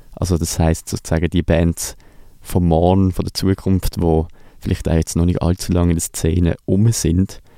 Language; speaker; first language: German; native; German